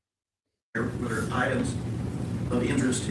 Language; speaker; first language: English; native; English